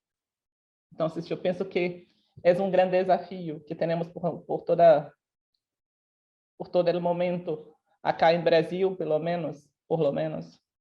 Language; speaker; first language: Spanish; non-native, local second language; Portuguese